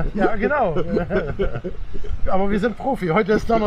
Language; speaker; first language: German; native; German